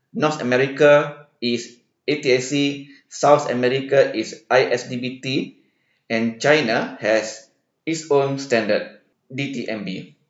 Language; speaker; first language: English; non-native, local second language; Malay